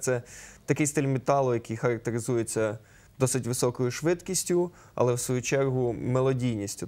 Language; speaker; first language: Ukrainian; native; Ukrainian